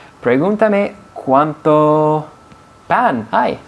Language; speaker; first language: Spanish; non-native, fluent; English